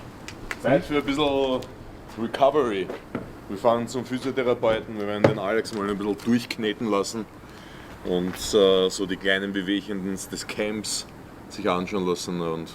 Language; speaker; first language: German; native; German